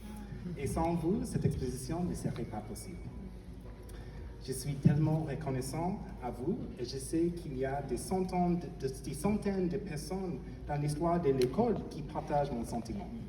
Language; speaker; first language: French; non-native, fluent; English